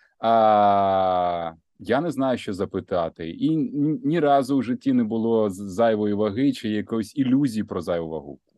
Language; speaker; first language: Ukrainian; non-native, local second language; Russian